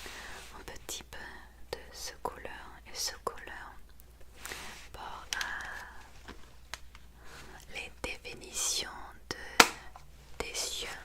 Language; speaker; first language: French; non-native, learner; English